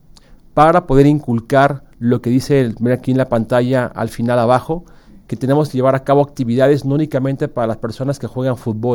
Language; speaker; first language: Spanish; native; Spanish